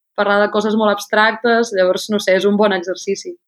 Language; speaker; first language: Catalan; native; Catalan